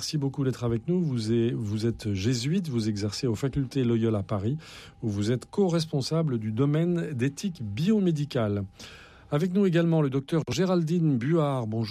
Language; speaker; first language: French; native; French